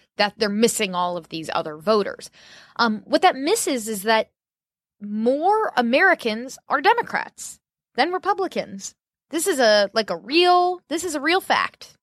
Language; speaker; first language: English; native; English